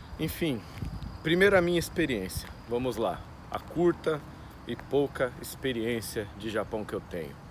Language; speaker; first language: Portuguese; native; Portuguese